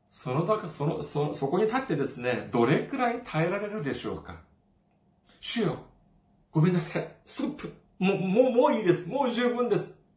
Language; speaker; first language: Japanese; non-native, fluent; Korean